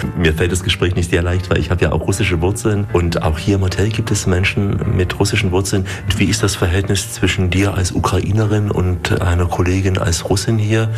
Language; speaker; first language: German; native; German